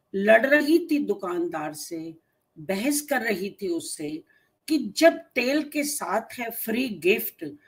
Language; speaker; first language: Hindi; native; Hindi